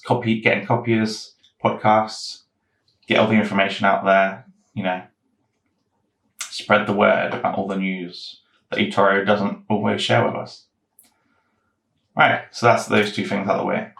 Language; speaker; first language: English; native; English